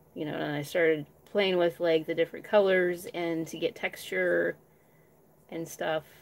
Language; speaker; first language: English; native; English